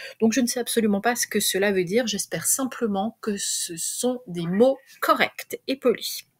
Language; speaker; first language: French; native; French